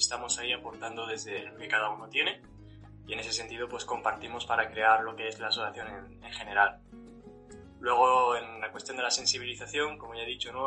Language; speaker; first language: Spanish; native; Spanish